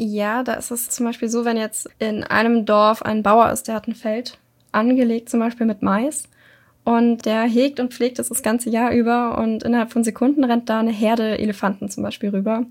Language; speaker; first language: German; native; German